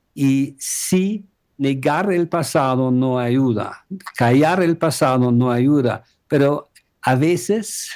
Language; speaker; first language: Spanish; non-native, fluent; German